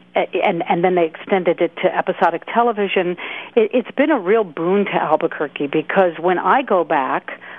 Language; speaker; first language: English; native; English